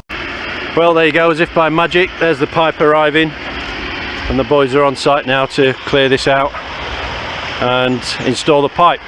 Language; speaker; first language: English; native; English